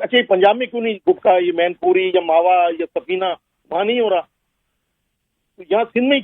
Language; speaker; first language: Urdu; native; Urdu